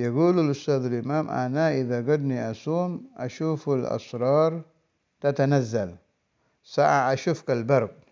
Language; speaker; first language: Arabic; non-native, fluent; Indonesian